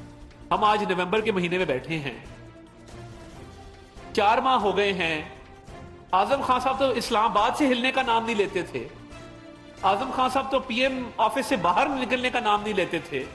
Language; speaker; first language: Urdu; non-native, local second language; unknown